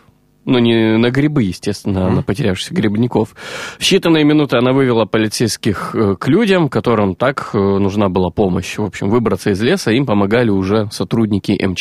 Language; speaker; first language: Russian; native; Russian